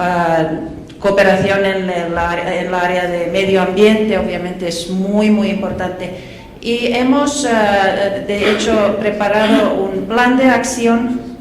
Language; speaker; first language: Spanish; non-native, fluent; Finnish